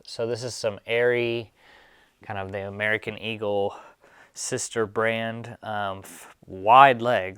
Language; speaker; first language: English; native; English